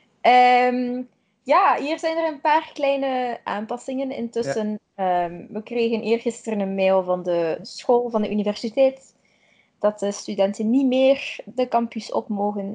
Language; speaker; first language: Dutch; native; Dutch